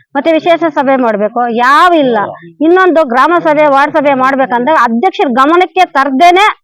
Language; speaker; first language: Kannada; native; Kannada